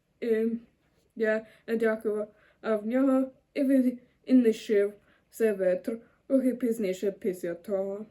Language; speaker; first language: Ukrainian; non-native, learner; German